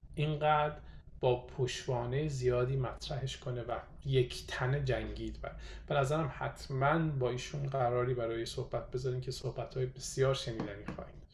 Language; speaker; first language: Persian; native; Persian